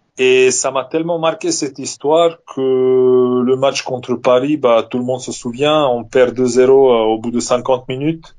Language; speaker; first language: French; non-native, fluent; Serbian